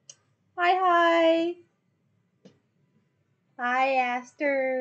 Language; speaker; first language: English; native; English